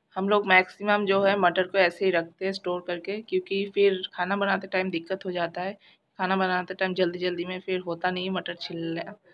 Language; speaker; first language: Hindi; non-native, local second language; Bangla